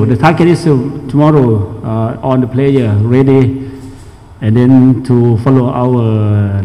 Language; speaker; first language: English; non-native, learner; Thai